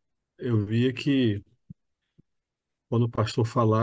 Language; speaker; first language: Portuguese; native; Portuguese